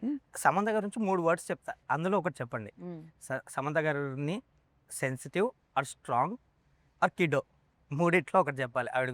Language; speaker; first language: Telugu; native; Telugu